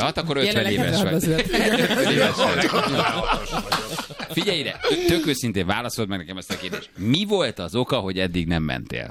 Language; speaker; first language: Hungarian; native; Hungarian